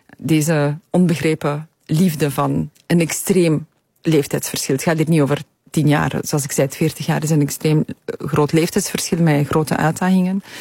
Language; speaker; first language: Dutch; early bilingual, other home language; Polish